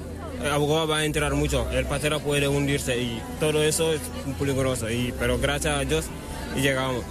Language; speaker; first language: Spanish; non-native, learner; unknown